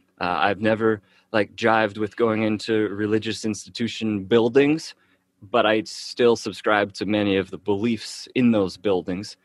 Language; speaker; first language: English; native; English